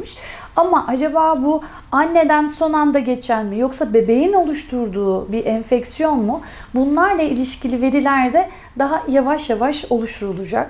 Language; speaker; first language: Turkish; native; Turkish